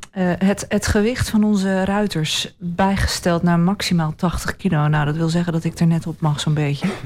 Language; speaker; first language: Dutch; native; Dutch